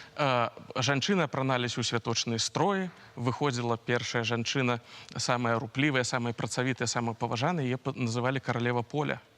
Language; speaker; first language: Belarusian; native; Belarusian